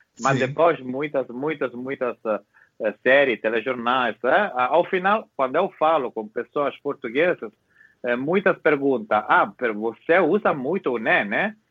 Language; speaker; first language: Portuguese; non-native, fluent; Italian